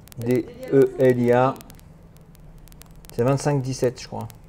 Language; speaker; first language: French; native; French